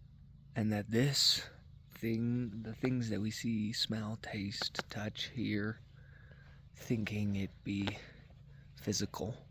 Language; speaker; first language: English; native; English